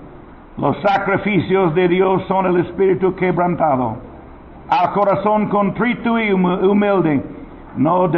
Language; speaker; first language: Spanish; non-native, learner; English